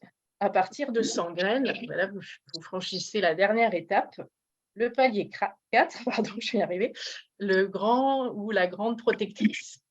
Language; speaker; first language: French; native; French